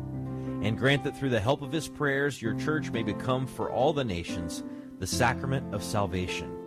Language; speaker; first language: English; native; English